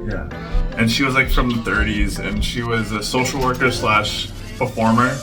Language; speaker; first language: English; native; English